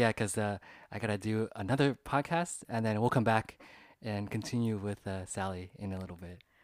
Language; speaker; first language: English; early bilingual, other home language; Vietnamese